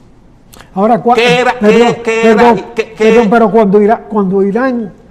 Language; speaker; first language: Spanish; native; Spanish